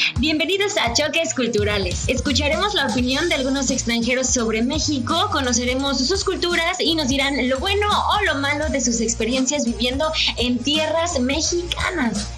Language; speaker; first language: Spanish; native; Spanish